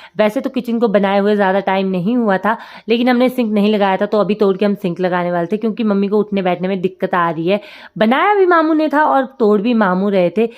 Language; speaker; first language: Hindi; native; Hindi